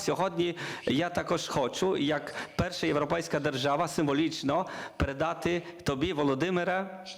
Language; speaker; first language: Ukrainian; non-native, learner; Polish